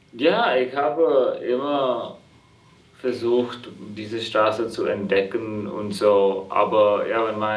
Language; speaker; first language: German; non-native, fluent; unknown